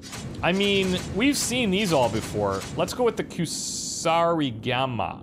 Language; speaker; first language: English; native; English